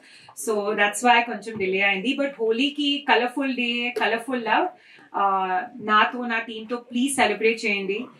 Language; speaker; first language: Telugu; non-native, learner; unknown